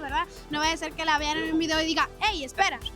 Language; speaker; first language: Spanish; native; Spanish